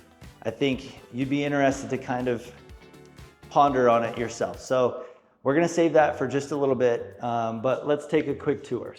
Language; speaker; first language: English; native; English